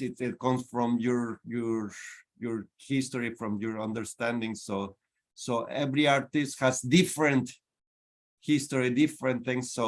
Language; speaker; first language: English; non-native, fluent; Spanish